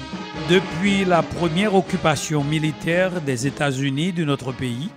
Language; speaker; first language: French; non-native, local second language; Haitian Creole